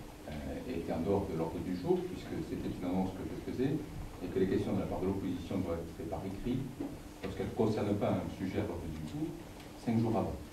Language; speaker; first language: French; native; French